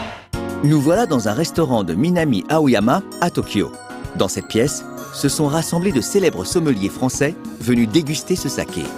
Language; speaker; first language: French; native; French